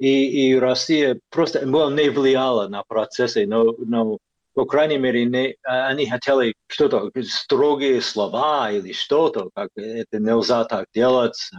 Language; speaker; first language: Russian; non-native, fluent; English